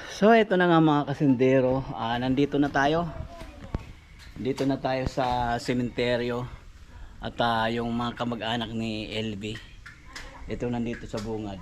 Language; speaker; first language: Filipino; non-native, local second language; Bikol